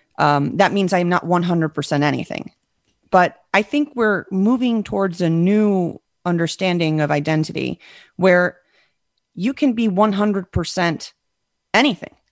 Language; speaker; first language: English; early bilingual, other home language; Spanish